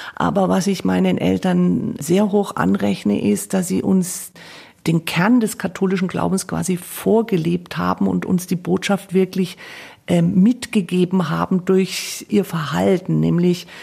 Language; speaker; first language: German; native; German